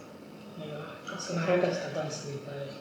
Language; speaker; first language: Finnish; non-native, fluent; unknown